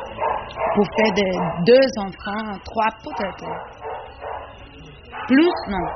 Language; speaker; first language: French; non-native, learner; Portuguese